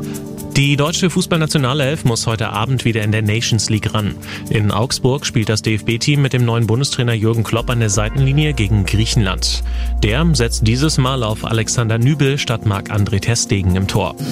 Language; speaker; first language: German; native; German